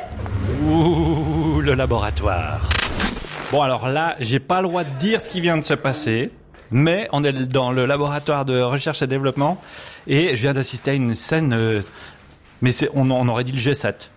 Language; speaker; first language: French; native; French